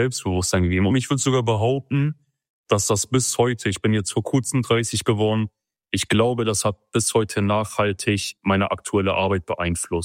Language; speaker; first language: German; early bilingual, other home language; Kurdish